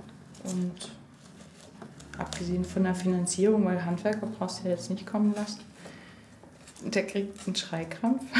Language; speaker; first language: German; native; German